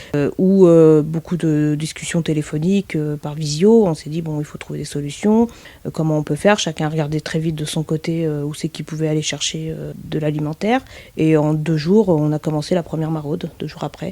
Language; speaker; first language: French; native; French